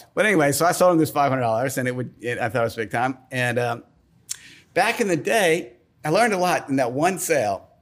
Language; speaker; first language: English; native; English